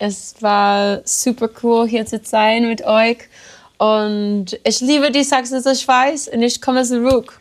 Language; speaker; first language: German; non-native, learner; English